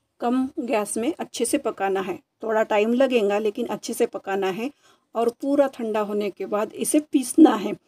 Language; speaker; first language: Hindi; non-native, local second language; Marathi